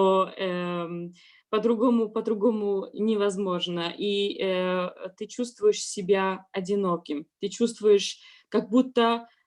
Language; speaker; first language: Russian; non-native, learner; Georgian